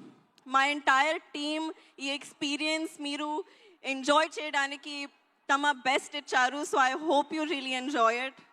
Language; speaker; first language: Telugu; non-native, local second language; Hindi